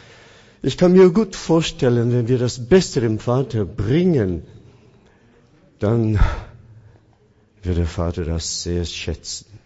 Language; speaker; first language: German; non-native, fluent; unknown